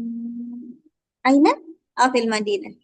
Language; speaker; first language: Arabic; non-native, learner; Indonesian